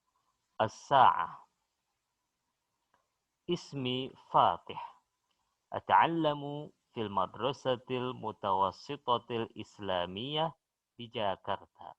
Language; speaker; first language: Arabic; non-native, fluent; Indonesian